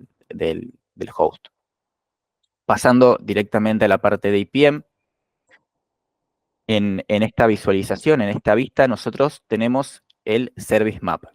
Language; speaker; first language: Spanish; native; Spanish